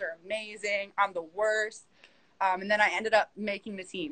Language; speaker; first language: English; native; English